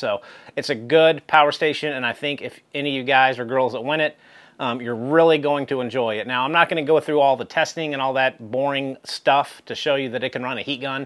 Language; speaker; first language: English; native; English